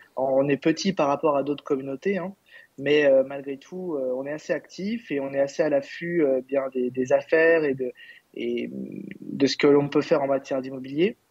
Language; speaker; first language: French; native; French